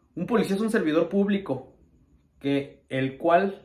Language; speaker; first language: Spanish; native; Spanish